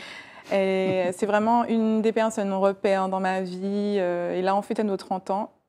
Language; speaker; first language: French; native; French